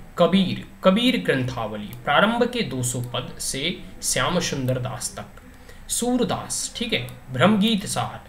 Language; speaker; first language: Hindi; native; Hindi